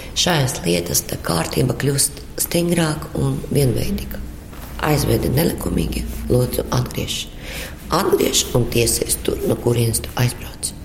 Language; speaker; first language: Latvian; non-native, local second language; Russian